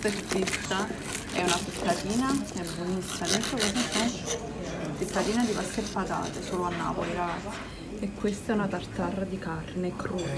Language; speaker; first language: Italian; native; Italian